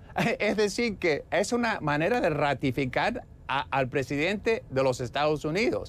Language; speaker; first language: Spanish; native; Spanish